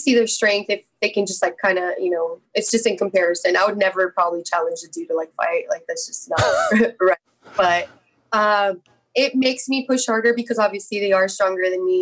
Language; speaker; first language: English; native; English